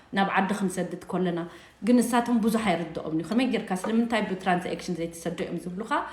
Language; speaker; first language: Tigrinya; native; Tigrinya